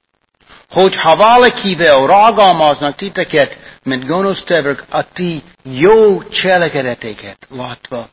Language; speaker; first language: Hungarian; non-native, fluent; English